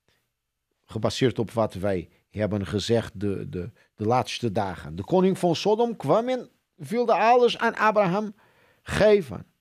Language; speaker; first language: Dutch; non-native, fluent; Portuguese